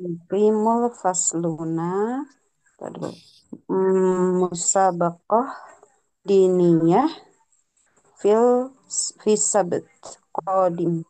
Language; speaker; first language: Arabic; non-native, learner; Indonesian